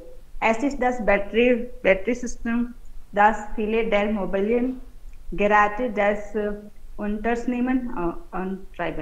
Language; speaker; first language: German; non-native, learner; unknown